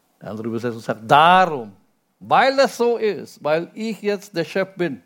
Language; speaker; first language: German; non-native, fluent; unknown